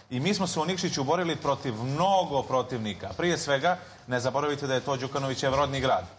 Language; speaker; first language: Serbian; native; Serbian